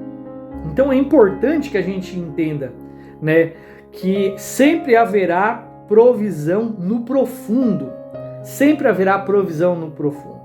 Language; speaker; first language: Portuguese; native; Portuguese